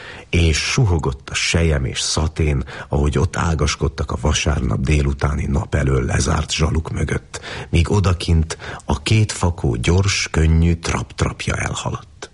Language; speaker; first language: Hungarian; native; Hungarian